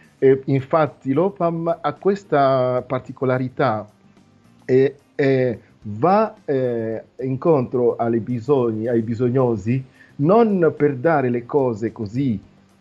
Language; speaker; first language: Italian; non-native, fluent; Nande